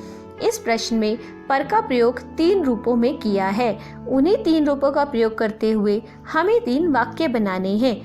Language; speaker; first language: Hindi; native; Hindi